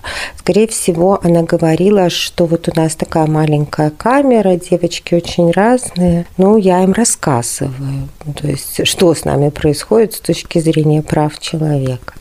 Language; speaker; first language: Russian; native; Russian